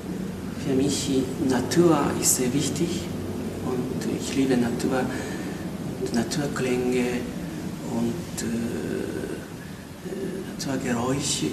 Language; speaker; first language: German; non-native, fluent; Japanese